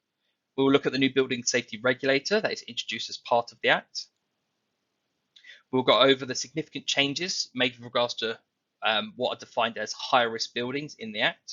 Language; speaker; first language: English; native; English